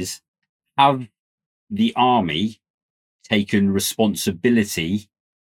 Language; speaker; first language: English; native; English